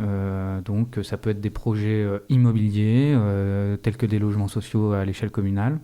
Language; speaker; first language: French; native; French